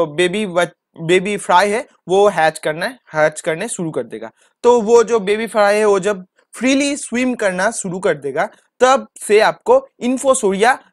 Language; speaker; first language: Hindi; non-native, local second language; Bangla